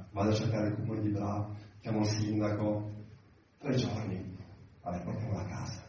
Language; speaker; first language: Italian; early bilingual, other home language; Arabic